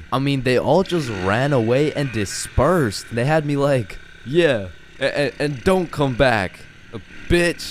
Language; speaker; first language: English; native; English